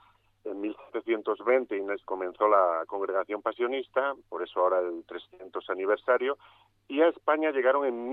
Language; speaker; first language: Spanish; native; Spanish